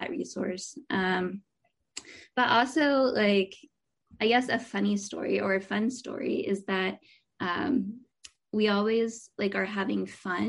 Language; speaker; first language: English; native; English